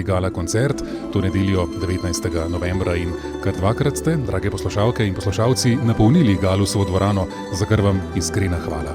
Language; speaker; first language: Slovenian; native; Slovenian